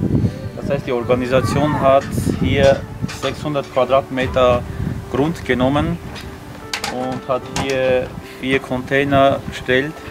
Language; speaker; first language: German; early bilingual, other home language; Armenian